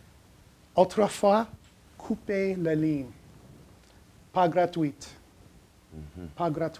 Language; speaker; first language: French; non-native, learner; English